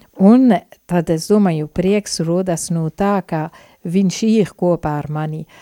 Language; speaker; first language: Latvian; non-native, fluent; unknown